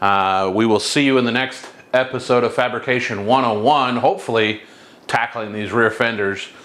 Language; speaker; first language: English; native; English